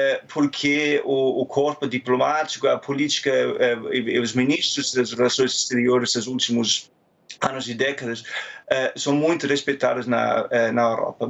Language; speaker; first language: Portuguese; non-native, fluent; German